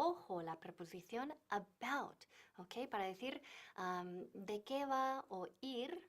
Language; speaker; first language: Spanish; non-native, fluent; English